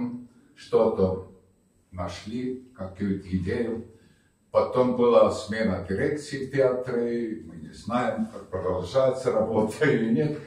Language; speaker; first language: Russian; native; Russian